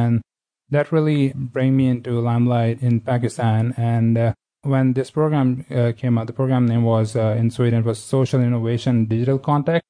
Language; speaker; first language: English; non-native, local second language; Urdu